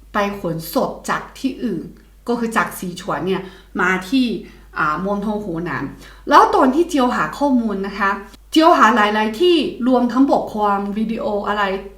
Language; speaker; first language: Thai; non-native, fluent; Chinese